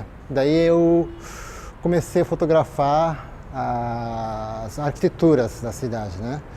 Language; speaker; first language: Portuguese; non-native, fluent; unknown